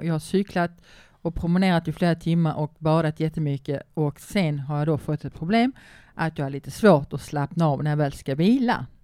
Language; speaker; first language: Swedish; native; Swedish